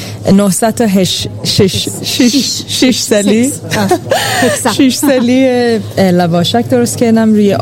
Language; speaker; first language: Persian; early bilingual, heritage; Persian